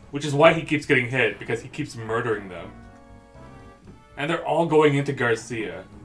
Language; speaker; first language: English; native; English